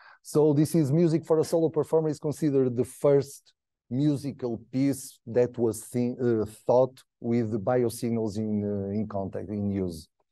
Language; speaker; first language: English; non-native, fluent; Portuguese